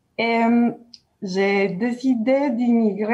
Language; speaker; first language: French; native; French